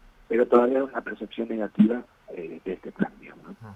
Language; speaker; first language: Spanish; native; Spanish